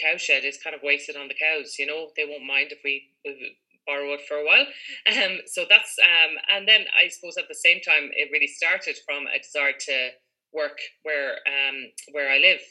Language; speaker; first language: English; native; English